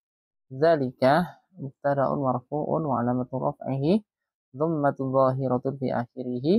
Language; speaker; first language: Arabic; non-native, fluent; Indonesian